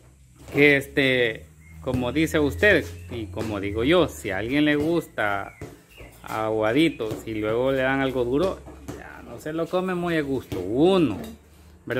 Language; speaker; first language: Spanish; native; Spanish